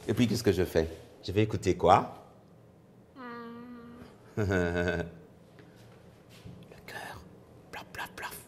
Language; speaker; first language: French; native; French